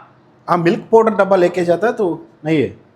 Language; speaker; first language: Hindi; non-native, local second language; Telugu